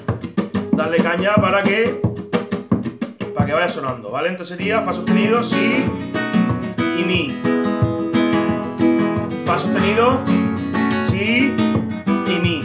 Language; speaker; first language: Spanish; native; Spanish